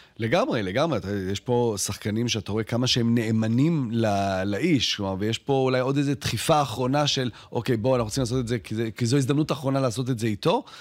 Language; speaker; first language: Hebrew; native; Hebrew